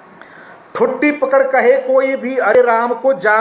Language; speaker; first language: Hindi; native; Hindi